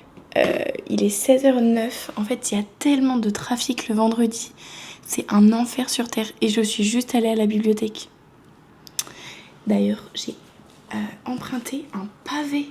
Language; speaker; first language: French; native; French